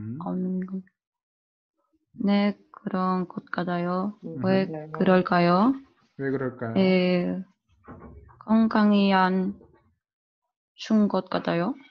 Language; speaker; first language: Korean; non-native, learner; Spanish